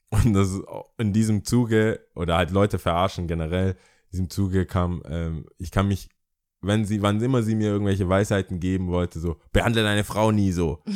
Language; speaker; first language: German; early bilingual, other home language; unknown